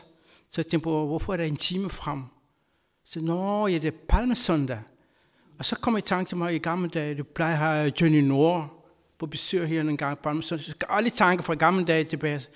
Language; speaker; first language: Danish; non-native, fluent; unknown